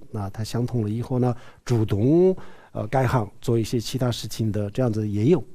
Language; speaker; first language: Chinese; non-native, local second language; Tibetan